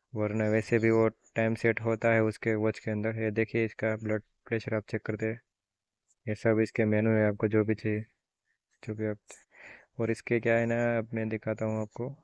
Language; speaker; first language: Hindi; non-native, local second language; Gujarati